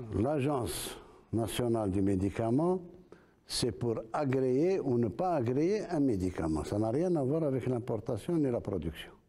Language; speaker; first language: French; non-native, local second language; Arabic